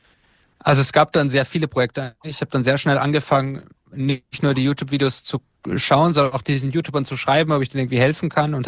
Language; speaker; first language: German; native; German